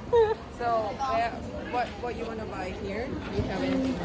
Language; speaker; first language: English; non-native, learner; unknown